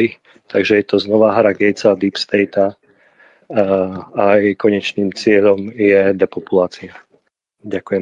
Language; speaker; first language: Slovak; native; Slovak